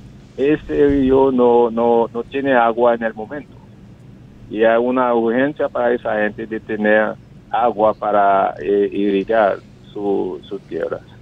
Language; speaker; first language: Spanish; non-native, fluent; Haitian Creole